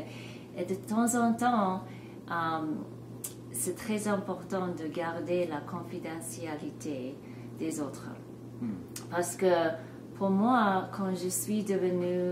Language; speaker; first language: French; non-native, fluent; English